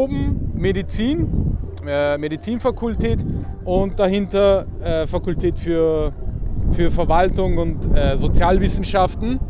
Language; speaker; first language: German; native; German